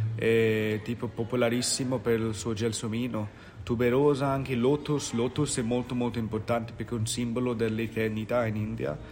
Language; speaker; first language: Italian; non-native, fluent; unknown